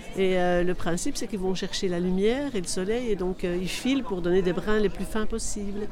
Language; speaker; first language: French; native; French